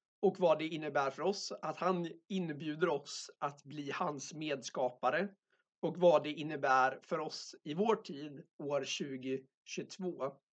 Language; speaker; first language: Swedish; native; Swedish